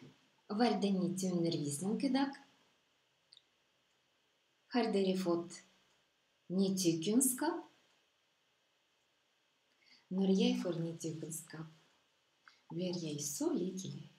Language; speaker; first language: Norwegian; non-native, fluent; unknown